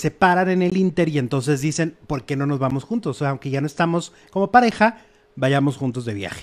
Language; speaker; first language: Spanish; native; Spanish